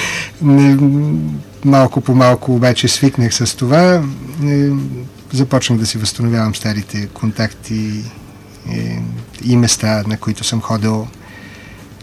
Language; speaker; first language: Bulgarian; native; Bulgarian